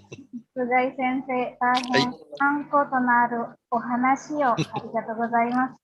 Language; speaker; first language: Japanese; non-native, fluent; Indonesian